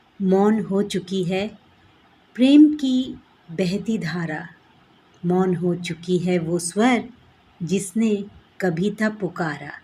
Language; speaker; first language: Hindi; non-native, local second language; Bangla